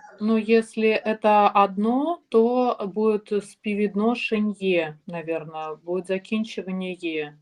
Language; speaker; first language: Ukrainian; non-native, learner; Russian